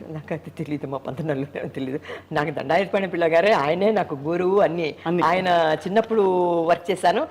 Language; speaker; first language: Telugu; native; Telugu